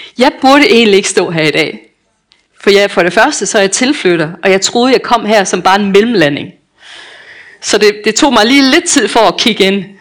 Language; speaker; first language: Danish; native; Danish